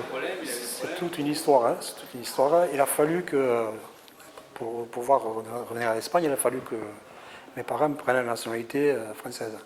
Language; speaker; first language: French; early bilingual, other home language; Catalan